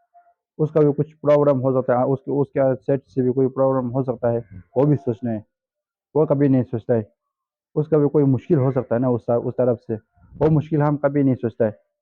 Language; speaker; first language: Hindi; non-native, fluent; Tibetan